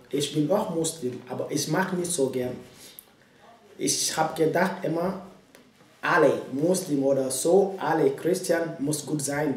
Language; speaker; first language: German; non-native, learner; French